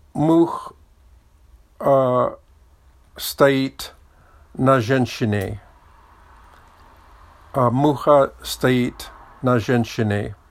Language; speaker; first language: Russian; non-native, learner; English